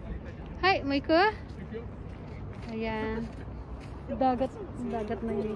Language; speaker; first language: Japanese; non-native, learner; Filipino